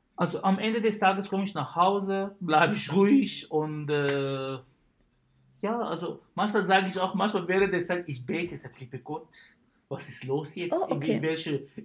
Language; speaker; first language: German; non-native, fluent; Arabic